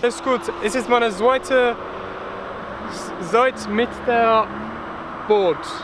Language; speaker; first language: German; non-native, learner; English